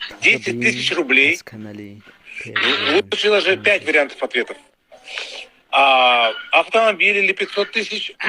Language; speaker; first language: Russian; native; Russian